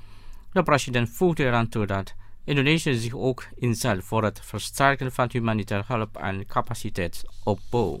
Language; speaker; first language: Dutch; non-native, fluent; Indonesian